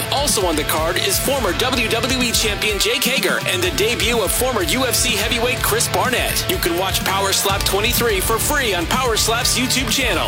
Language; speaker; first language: English; native; English